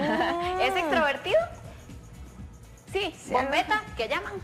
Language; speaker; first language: Spanish; native; Spanish